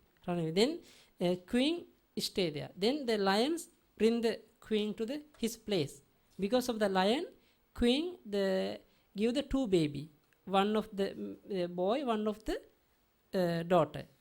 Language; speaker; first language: English; non-native, learner; Sinhala